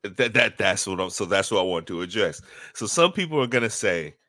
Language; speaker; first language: English; native; English